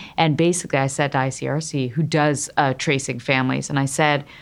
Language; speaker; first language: English; native; English